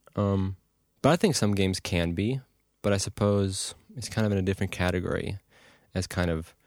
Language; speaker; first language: English; native; English